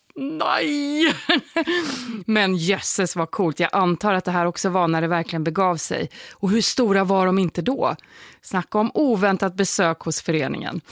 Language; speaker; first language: Swedish; native; Swedish